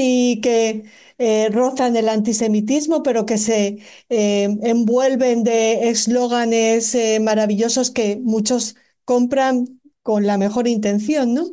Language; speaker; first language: Spanish; native; Spanish